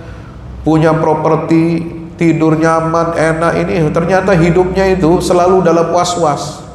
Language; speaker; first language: Indonesian; native; Indonesian